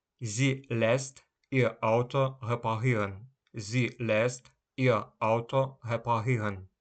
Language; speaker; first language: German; non-native, fluent; Ukrainian